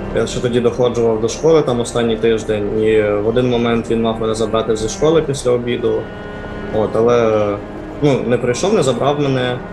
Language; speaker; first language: Ukrainian; non-native, local second language; Russian